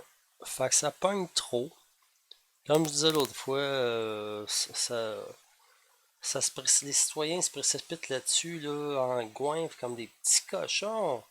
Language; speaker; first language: French; native; French